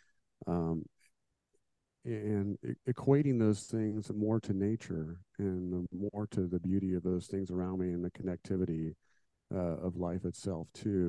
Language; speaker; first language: English; native; English